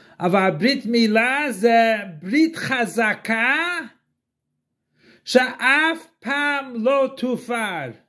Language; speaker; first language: Hebrew; non-native, fluent; English